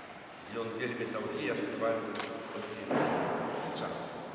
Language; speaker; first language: Belarusian; non-native, local second language; Russian